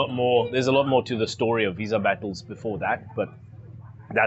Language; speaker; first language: English; non-native, local second language; Afrikaans